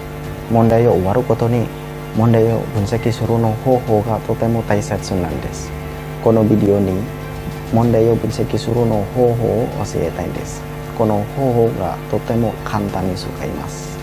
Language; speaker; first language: Japanese; non-native, learner; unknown